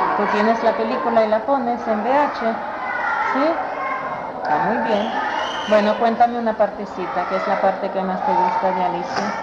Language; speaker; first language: Spanish; native; Spanish